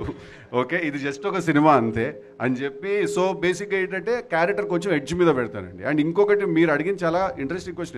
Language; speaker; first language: Telugu; native; Telugu